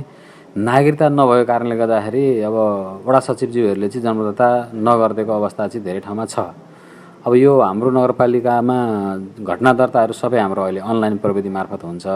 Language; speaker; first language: Nepali; native; Nepali